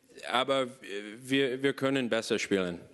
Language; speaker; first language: German; non-native, learner; English